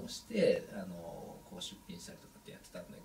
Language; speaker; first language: Japanese; native; Japanese